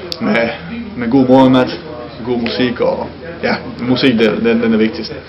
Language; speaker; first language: Danish; non-native, fluent; Finnish